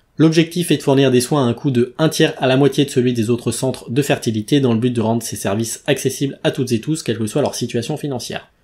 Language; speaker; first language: French; native; French